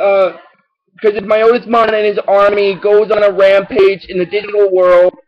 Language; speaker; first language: English; native; English